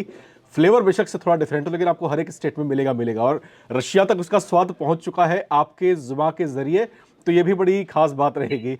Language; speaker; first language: Hindi; native; Hindi